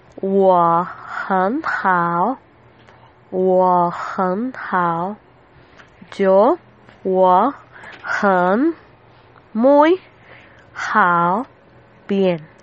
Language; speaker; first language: Chinese; non-native, learner; Spanish